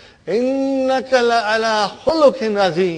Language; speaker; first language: Arabic; non-native, fluent; Urdu